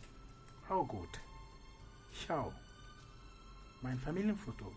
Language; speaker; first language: German; non-native, fluent; French